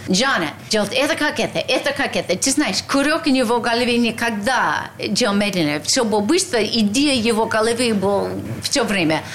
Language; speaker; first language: Russian; non-native, learner; English